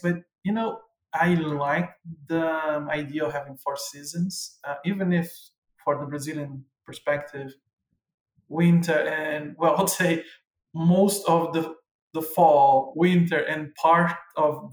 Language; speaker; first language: English; non-native, fluent; Portuguese